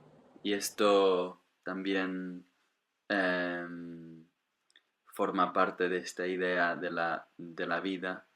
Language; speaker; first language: Spanish; non-native, fluent; English